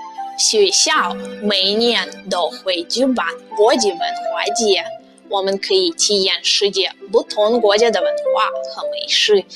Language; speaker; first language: Chinese; non-native, learner; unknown